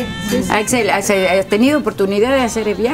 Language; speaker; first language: Spanish; native; Spanish